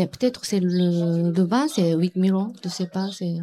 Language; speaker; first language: French; non-native, learner; Japanese